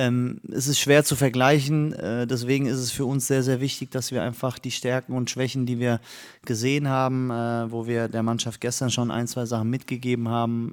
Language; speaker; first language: German; native; German